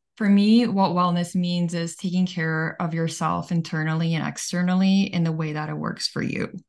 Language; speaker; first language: English; early bilingual, other home language; Bulgarian